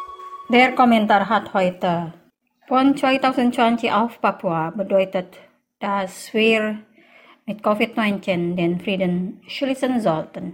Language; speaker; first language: German; non-native, fluent; Indonesian